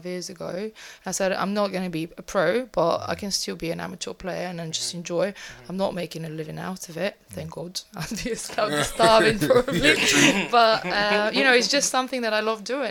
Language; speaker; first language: English; non-native, fluent; Bulgarian